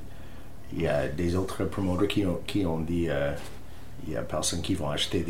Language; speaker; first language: French; non-native, fluent; English